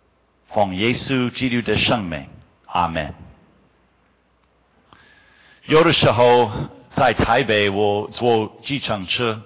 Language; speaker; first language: Chinese; non-native, fluent; English